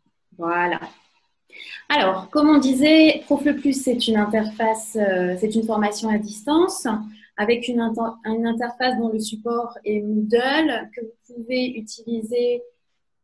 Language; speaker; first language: French; native; French